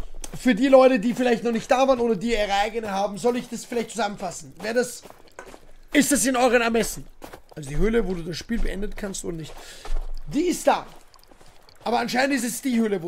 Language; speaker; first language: German; native; German